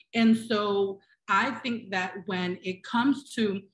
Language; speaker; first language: English; native; English